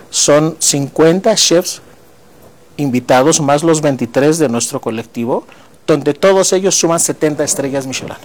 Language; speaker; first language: Spanish; non-native, fluent; Greek